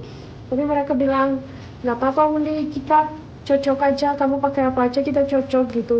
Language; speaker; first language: Indonesian; non-native, fluent; Russian